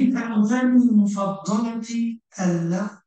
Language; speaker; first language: Arabic; non-native, learner; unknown